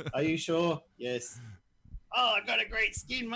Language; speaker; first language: English; native; English